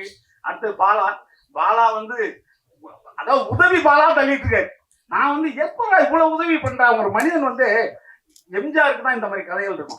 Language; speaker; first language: Tamil; native; Tamil